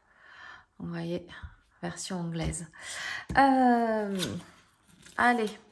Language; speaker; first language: French; native; French